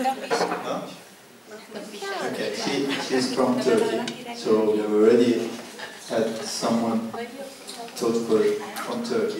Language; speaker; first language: English; non-native, learner; Italian